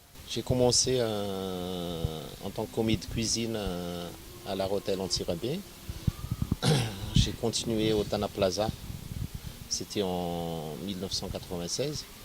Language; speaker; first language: French; non-native, local second language; Malagasy